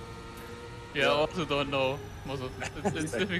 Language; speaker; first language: English; non-native, fluent; German